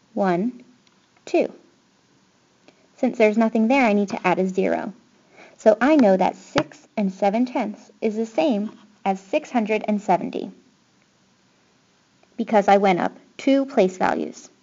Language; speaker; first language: English; native; English